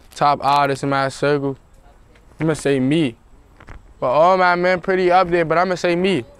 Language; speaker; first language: English; native; English